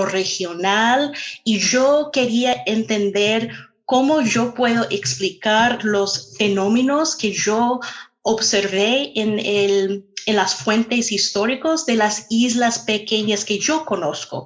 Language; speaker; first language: Spanish; non-native, fluent; English